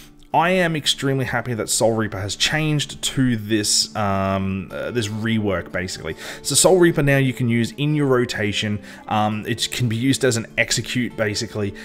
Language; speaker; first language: English; native; English